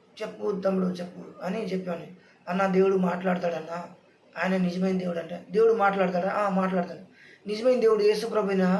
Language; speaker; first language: Telugu; non-native, local second language; Lambadi